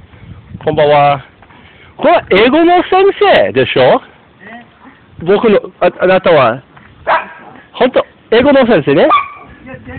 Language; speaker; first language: Japanese; non-native, learner; English